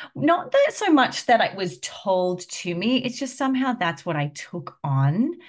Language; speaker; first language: English; native; English